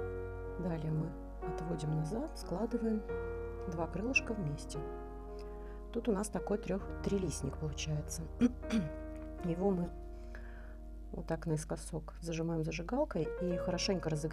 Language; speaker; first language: Russian; native; Russian